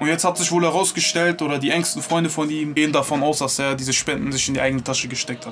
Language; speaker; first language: German; native; German